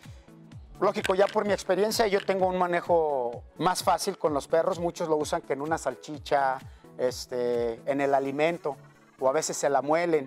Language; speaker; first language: Spanish; native; Spanish